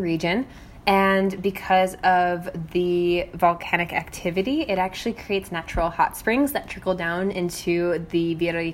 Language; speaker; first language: English; native; English